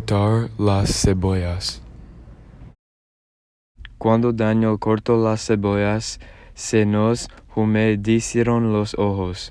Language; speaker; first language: Spanish; non-native, learner; English